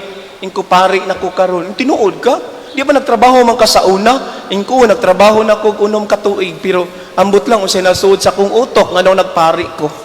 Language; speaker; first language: Cebuano; native; Cebuano